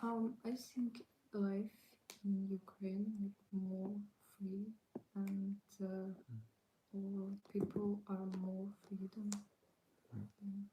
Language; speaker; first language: English; non-native, learner; Ukrainian